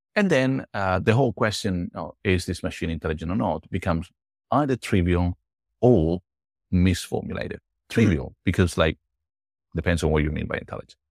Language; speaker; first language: English; non-native, fluent; Italian